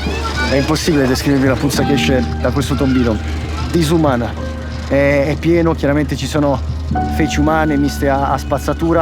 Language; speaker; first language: Italian; native; Italian